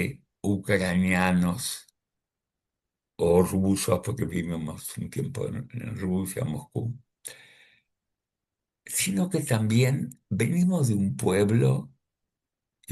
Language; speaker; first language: Spanish; early bilingual, other home language; Russian